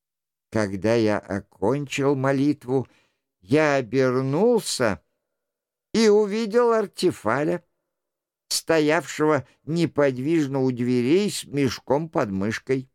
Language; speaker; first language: Russian; native; Russian